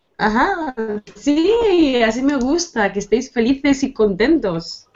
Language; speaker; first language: Spanish; native; Spanish